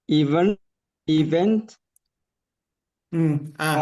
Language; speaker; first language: English; non-native, learner; Indonesian